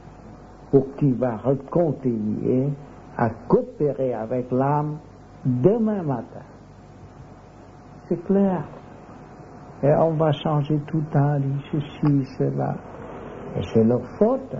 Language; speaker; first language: French; non-native, learner; Vietnamese